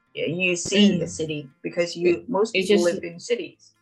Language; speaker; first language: English; non-native, fluent; Mongolian